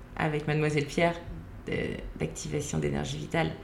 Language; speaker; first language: French; native; French